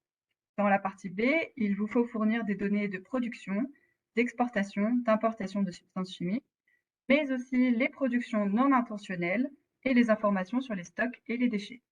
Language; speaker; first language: French; native; French